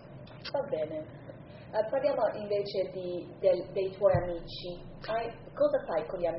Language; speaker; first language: Italian; non-native, learner; English